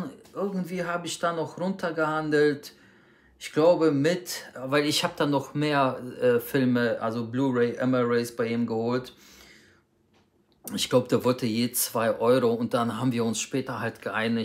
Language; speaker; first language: German; native; German